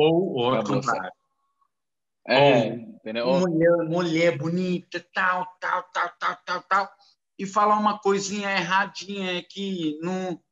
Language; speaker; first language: Portuguese; non-native, learner; Arabic